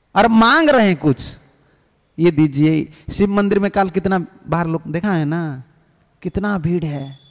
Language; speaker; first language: Hindi; non-native, local second language; Odia